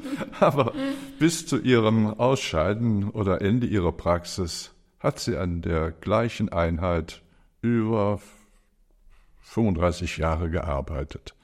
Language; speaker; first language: German; native; German